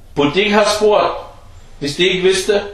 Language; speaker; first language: Danish; non-native, fluent; Arabic